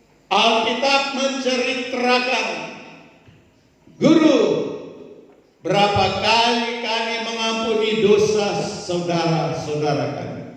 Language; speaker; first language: Malay; native; Malay